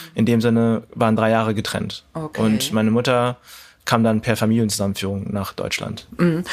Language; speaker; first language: German; early bilingual, other home language; Cantonese